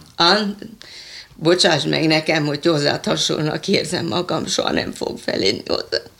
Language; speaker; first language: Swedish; non-native, fluent; Hungarian